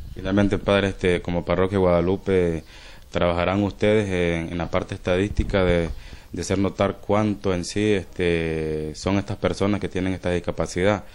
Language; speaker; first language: Spanish; native; Spanish